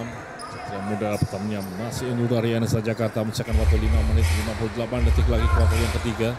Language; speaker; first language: Indonesian; native; Indonesian